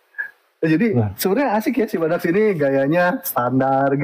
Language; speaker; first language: Indonesian; native; Indonesian